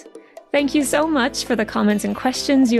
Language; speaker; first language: English; native; English